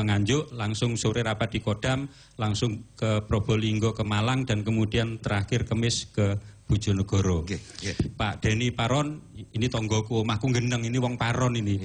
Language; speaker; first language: Indonesian; non-native, local second language; Javanese